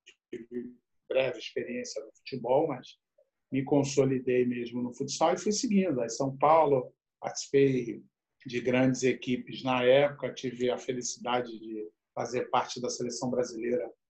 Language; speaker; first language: Portuguese; native; Portuguese